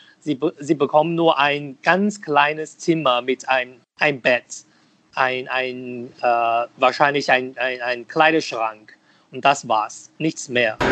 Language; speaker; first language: German; non-native, fluent; Cantonese